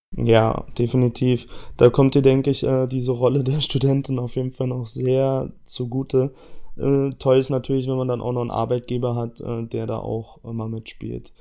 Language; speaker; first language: German; native; German